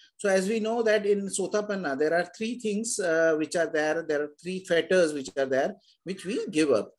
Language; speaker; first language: English; non-native, local second language; Hindi